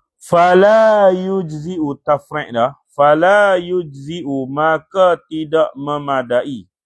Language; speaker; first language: Malay; native; Malay